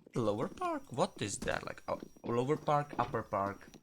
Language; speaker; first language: English; non-native, fluent; Czech